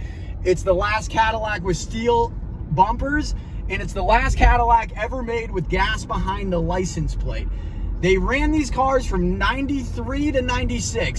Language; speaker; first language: English; native; English